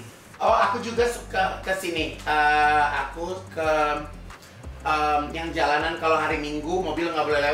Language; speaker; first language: Indonesian; native; Indonesian